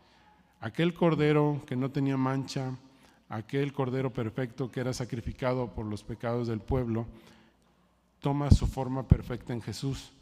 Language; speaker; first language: Spanish; native; Spanish